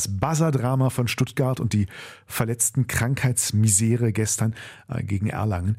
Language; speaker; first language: German; native; German